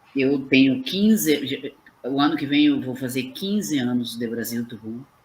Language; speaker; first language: Portuguese; non-native, fluent; Spanish